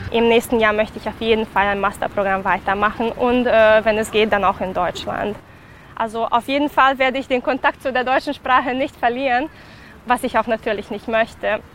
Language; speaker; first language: German; non-native, fluent; Serbian